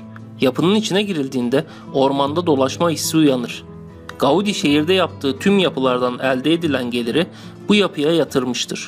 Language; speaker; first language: Turkish; native; Turkish